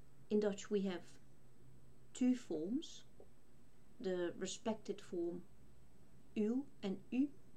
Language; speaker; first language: English; non-native, fluent; Dutch